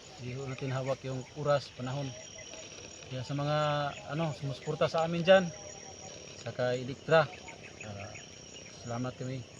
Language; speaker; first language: Filipino; non-native, local second language; Cebuano